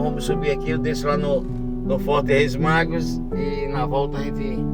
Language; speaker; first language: Portuguese; native; Portuguese